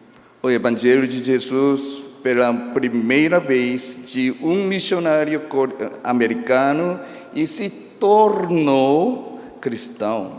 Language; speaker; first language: Portuguese; non-native, fluent; Korean